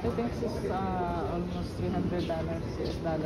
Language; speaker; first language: English; non-native, learner; Filipino